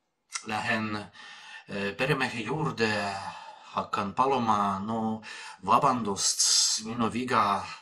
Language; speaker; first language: Estonian; non-native, fluent; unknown